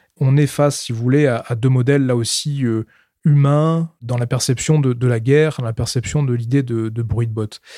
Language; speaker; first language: French; native; French